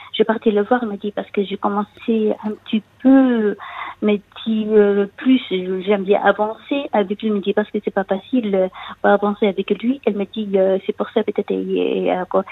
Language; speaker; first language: French; non-native, local second language; Arabic